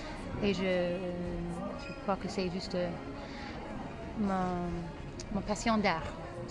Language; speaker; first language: French; non-native, fluent; English